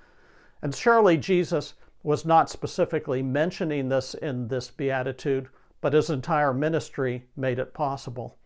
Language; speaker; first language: English; native; English